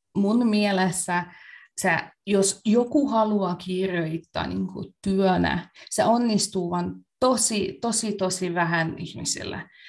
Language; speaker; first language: Finnish; non-native, fluent; Hungarian